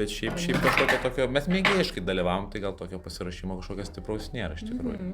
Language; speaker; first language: Lithuanian; native; Lithuanian